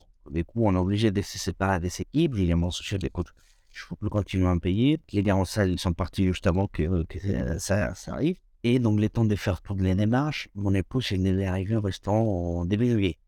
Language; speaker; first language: French; non-native, fluent; Spanish